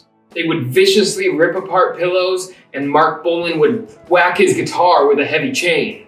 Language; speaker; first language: English; native; English